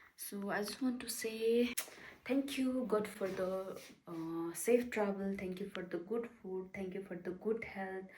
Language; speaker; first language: English; non-native, local second language; Nepali